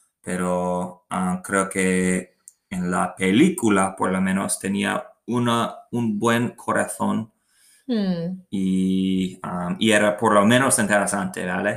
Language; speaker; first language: Spanish; non-native, learner; English